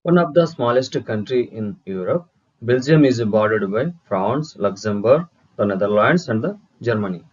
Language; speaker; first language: English; non-native, local second language; Telugu